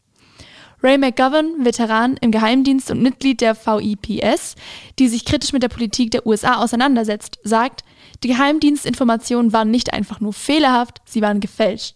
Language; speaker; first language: German; native; German